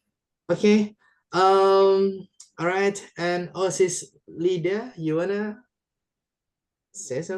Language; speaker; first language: English; non-native, fluent; Indonesian